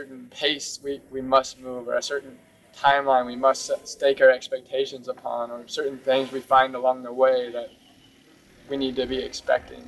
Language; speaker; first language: English; native; English